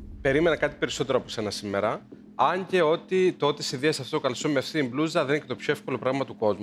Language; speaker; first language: Greek; native; Greek